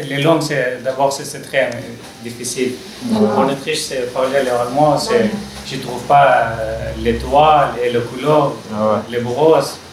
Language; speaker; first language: French; non-native, learner; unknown